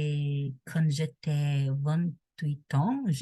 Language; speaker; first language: French; non-native, learner; Portuguese